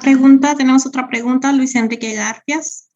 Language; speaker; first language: Spanish; native; Spanish